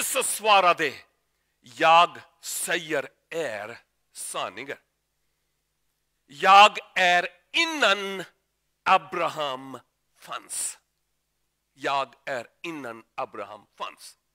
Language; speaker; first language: Swedish; non-native, learner; Urdu